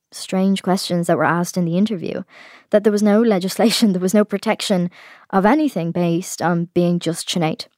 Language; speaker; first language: English; native; English